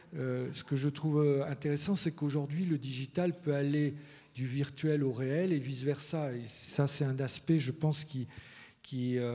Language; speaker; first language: French; early bilingual, heritage; Spanish